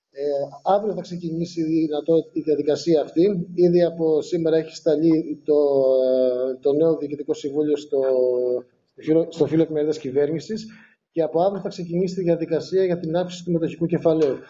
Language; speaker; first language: Greek; native; Greek